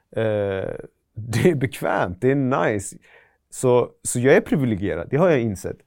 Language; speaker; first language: Swedish; early bilingual, other home language; Persian